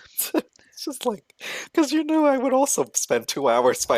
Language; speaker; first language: English; native; English